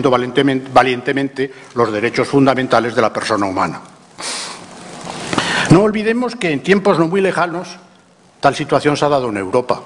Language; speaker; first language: Spanish; native; Spanish